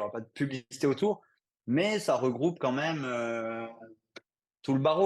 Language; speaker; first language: French; native; French